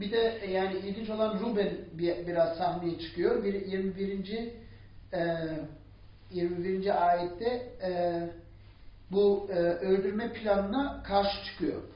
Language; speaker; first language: Turkish; non-native, fluent; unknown